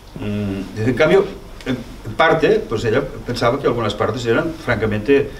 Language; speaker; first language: Spanish; non-native, local second language; Catalan